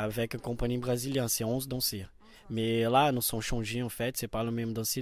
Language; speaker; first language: French; non-native, learner; Portuguese